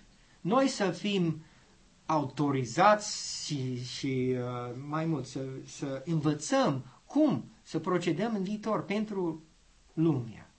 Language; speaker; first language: Romanian; non-native, learner; English